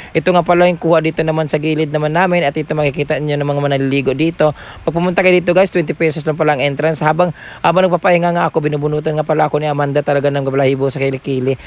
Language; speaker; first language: Filipino; non-native, local second language; Cebuano